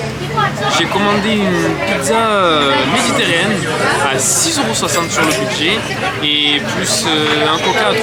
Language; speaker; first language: French; native; French